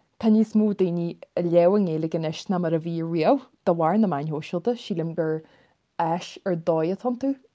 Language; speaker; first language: Irish; native; Irish